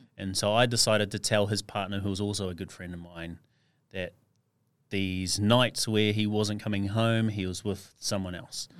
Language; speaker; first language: English; native; English